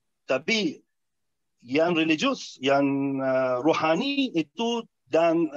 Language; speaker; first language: Indonesian; non-native, fluent; Arabic